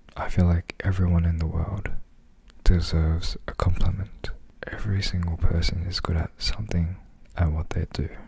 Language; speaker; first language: English; early bilingual, other home language; Korean